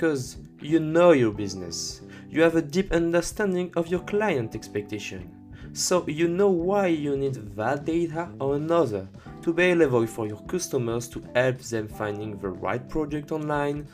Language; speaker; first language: English; non-native, fluent; French